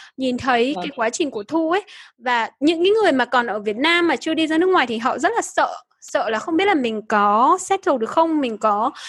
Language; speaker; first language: Vietnamese; native; Vietnamese